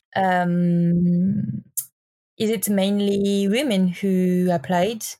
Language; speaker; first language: English; non-native, learner; French